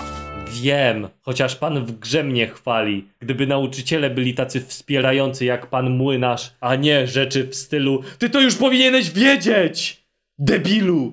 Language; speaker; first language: Polish; native; Polish